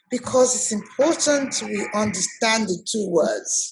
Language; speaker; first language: English; non-native, local second language; Yoruba